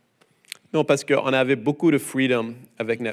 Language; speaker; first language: French; non-native, learner; English